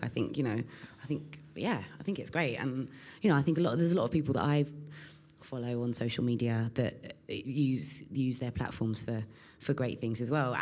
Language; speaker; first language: English; native; English